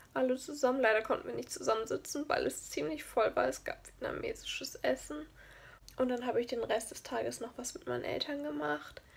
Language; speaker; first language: German; native; German